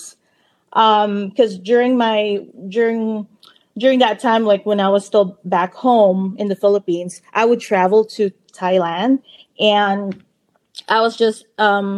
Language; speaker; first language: English; non-native, local second language; Filipino